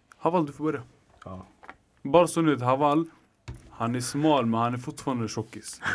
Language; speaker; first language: Swedish; native; Swedish